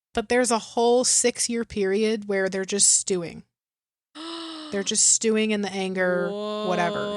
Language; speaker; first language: English; native; English